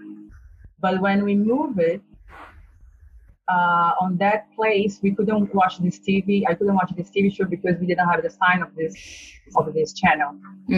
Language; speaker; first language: English; non-native, learner; Portuguese